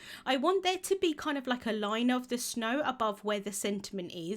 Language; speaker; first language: English; native; English